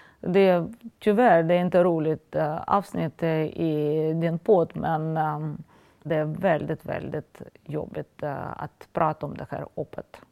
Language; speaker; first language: Swedish; non-native, fluent; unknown